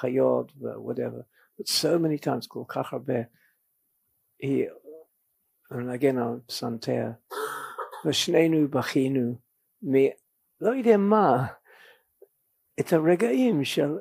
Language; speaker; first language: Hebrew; non-native, fluent; English